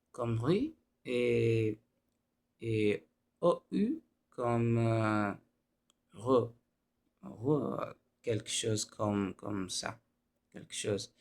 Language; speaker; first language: French; non-native, learner; Spanish